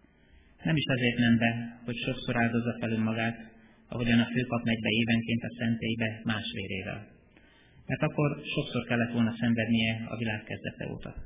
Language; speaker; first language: Hungarian; native; Hungarian